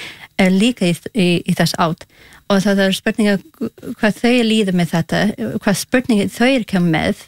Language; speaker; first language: Icelandic; non-native, learner; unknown